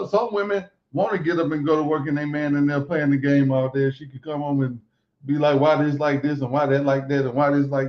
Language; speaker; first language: English; native; English